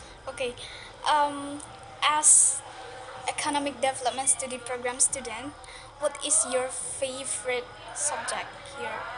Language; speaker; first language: English; non-native, local second language; Indonesian